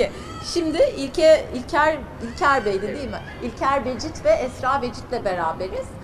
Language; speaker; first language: Turkish; native; Turkish